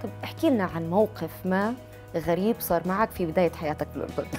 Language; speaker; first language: Arabic; native; Arabic